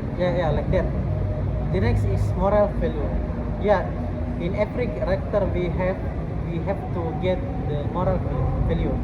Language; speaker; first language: English; non-native, learner; Indonesian